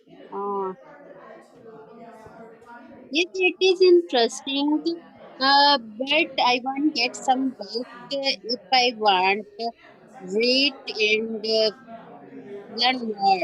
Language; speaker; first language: English; non-native, learner; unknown